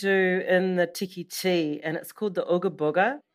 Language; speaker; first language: English; native; English